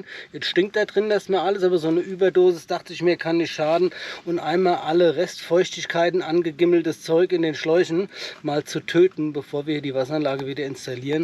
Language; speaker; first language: German; native; German